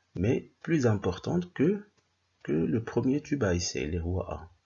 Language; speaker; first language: French; non-native, local second language; Arabic